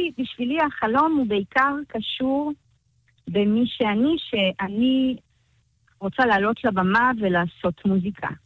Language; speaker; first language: Hebrew; non-native, fluent; French